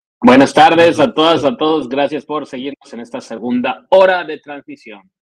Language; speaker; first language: Spanish; native; Spanish